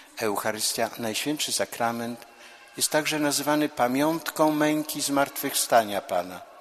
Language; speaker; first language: Polish; native; Polish